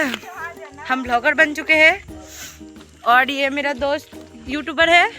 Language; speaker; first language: Hindi; non-native, local second language; Bangla